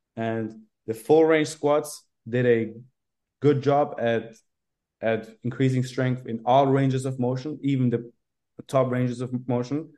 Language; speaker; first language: English; non-native, fluent; German